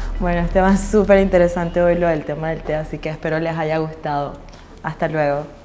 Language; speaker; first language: Spanish; native; Spanish